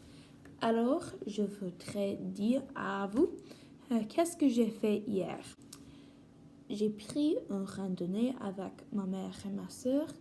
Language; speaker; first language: French; non-native, learner; English